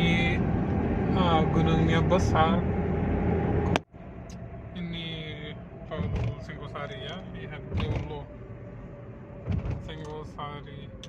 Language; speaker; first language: Indonesian; non-native, learner; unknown